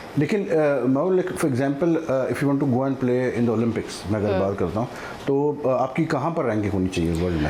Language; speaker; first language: Urdu; native; Urdu